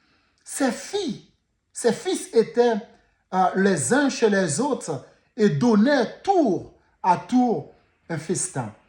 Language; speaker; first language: French; non-native, local second language; Haitian Creole